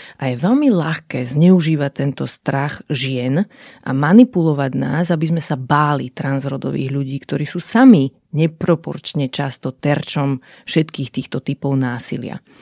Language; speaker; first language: Slovak; native; Slovak